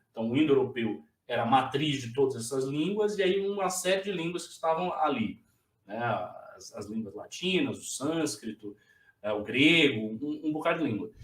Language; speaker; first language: Portuguese; native; Portuguese